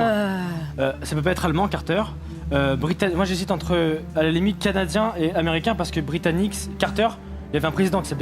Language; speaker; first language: French; native; French